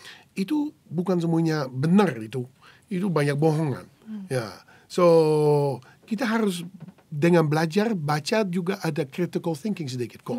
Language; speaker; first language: Indonesian; non-native, fluent; Dutch